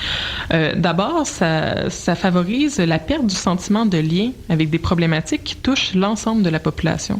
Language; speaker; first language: French; native; French